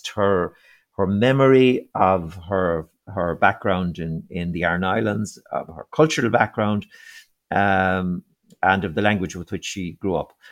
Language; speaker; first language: English; native; English